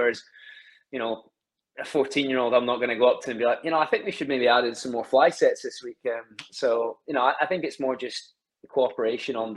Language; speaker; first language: English; native; English